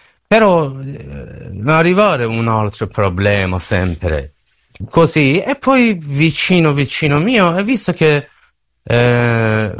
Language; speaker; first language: Italian; non-native, learner; Persian